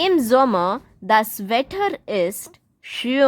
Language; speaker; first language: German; non-native, learner; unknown